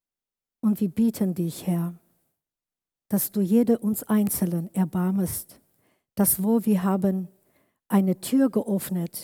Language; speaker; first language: German; non-native, learner; Kurdish